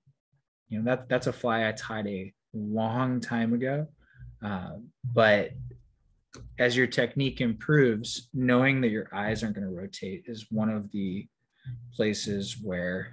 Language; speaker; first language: English; native; English